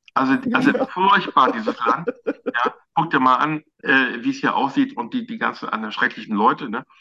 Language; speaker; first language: German; native; German